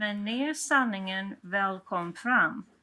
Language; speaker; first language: Swedish; non-native, fluent; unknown